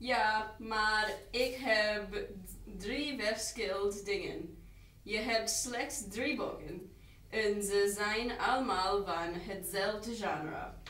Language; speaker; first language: Dutch; non-native, learner; English